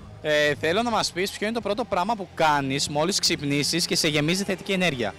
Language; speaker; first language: Greek; native; Greek